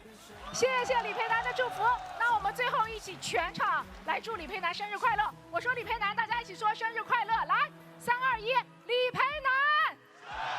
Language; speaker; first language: Chinese; native; Chinese